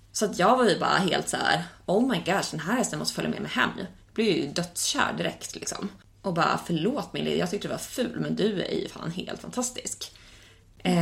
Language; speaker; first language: Swedish; native; Swedish